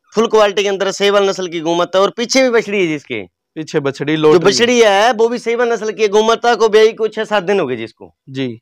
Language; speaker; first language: Hindi; native; Hindi